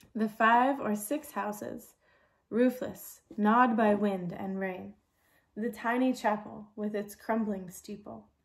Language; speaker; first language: English; native; English